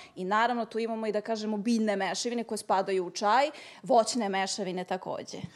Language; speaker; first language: Croatian; native; Croatian